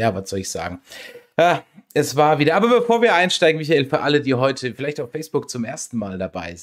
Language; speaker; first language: German; native; German